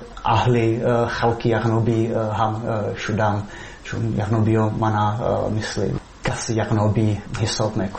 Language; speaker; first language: Persian; non-native, fluent; Czech